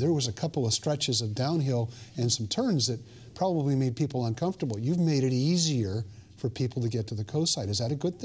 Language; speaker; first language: English; native; English